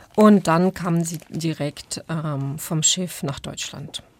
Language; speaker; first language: German; non-native, fluent; Ukrainian